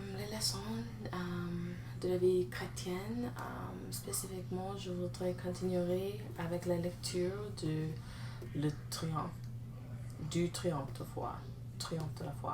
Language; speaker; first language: French; non-native, learner; English